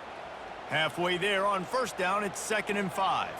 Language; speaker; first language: English; native; English